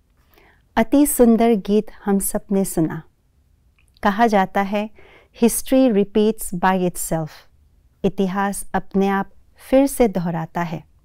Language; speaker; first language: Hindi; native; Hindi